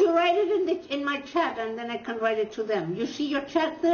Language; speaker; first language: English; non-native, fluent; Spanish